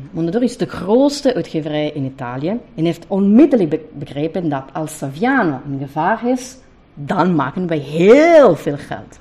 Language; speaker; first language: Dutch; non-native, fluent; Italian